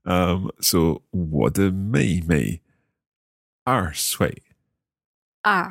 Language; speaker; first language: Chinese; non-native, learner; English